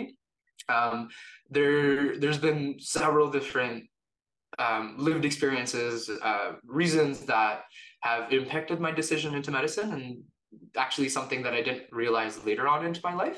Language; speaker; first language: English; native; English